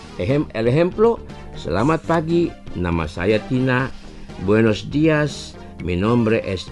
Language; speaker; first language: Spanish; non-native, fluent; Indonesian